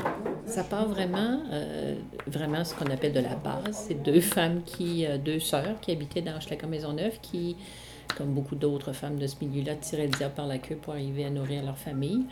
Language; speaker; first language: French; native; French